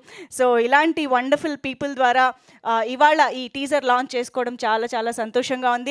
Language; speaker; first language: Telugu; native; Telugu